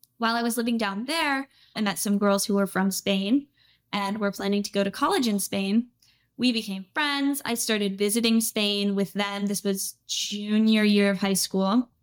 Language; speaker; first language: English; native; English